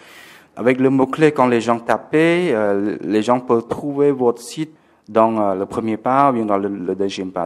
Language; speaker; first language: French; non-native, fluent; Khmer